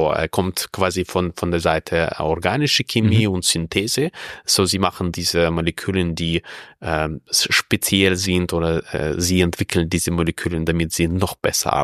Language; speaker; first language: German; non-native, fluent; Russian